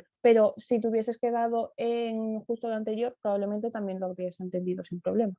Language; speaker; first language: Spanish; native; Spanish